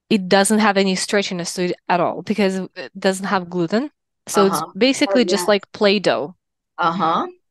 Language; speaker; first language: English; non-native, fluent; Russian